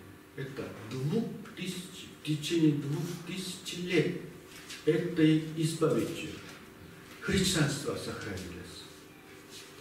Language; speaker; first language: Russian; non-native, learner; Korean